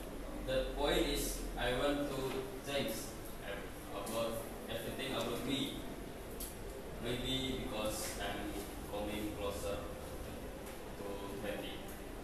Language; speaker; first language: English; non-native, learner; Indonesian